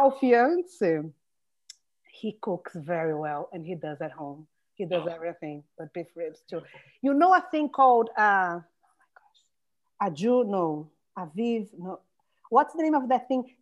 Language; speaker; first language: English; non-native, fluent; Portuguese